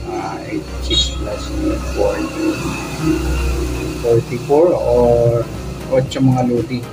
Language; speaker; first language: Filipino; native; Filipino